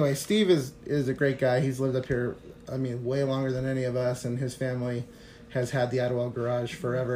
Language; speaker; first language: English; native; English